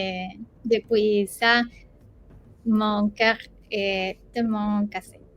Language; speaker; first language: French; non-native, learner; Spanish